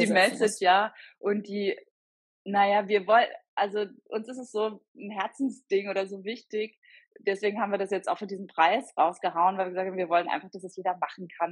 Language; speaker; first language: German; native; German